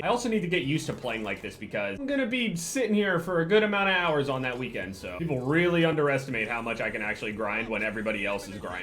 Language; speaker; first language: English; native; English